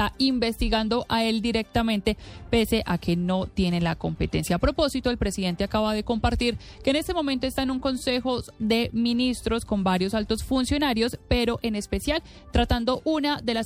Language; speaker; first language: Spanish; native; Spanish